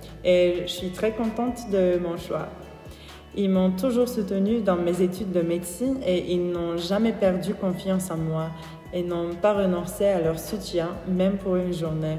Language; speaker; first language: French; non-native, fluent; Turkish